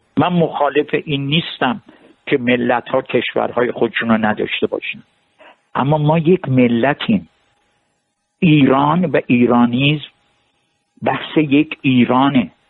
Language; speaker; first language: Persian; non-native, local second language; Armenian